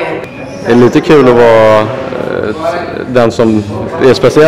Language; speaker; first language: Swedish; native; Swedish